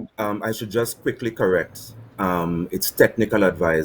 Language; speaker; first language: English; native; English